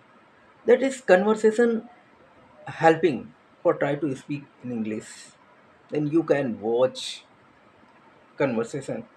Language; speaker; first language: English; non-native, learner; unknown